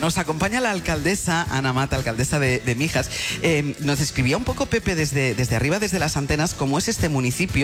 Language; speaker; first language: Spanish; native; Spanish